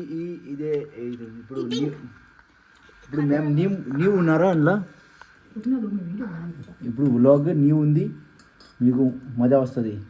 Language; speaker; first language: Telugu; non-native, learner; Marwari